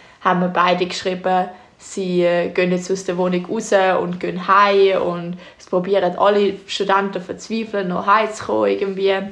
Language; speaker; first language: German; native; German